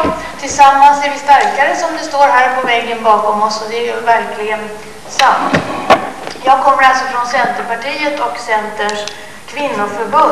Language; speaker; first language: Swedish; native; Swedish